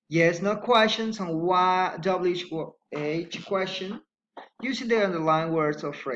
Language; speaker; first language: English; non-native, fluent; Spanish